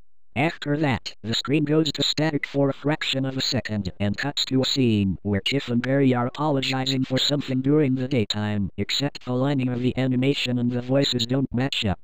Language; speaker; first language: English; native; English